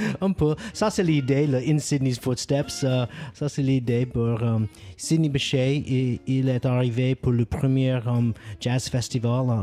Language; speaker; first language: French; non-native, learner; English